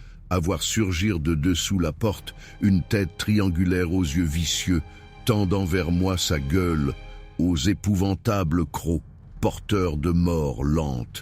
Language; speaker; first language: French; native; French